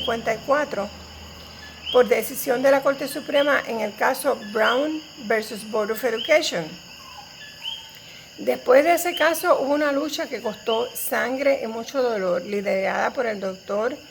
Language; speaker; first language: Spanish; native; Spanish